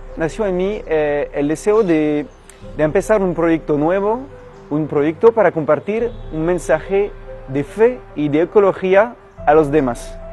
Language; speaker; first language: Spanish; non-native, fluent; French